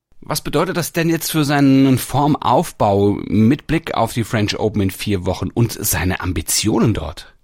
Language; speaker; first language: German; native; German